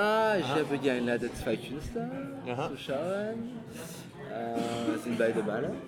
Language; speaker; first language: German; non-native, learner; French